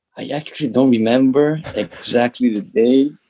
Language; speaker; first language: English; non-native, learner; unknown